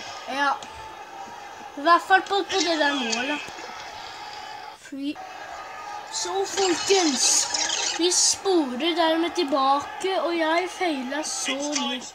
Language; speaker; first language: Norwegian; native; Norwegian